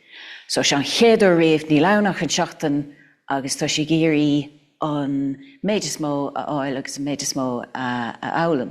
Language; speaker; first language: Irish; non-native, local second language; English